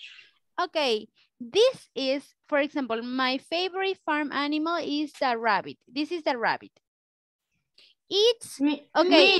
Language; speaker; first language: English; non-native, fluent; Spanish